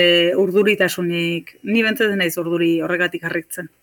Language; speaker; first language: Basque; native; Basque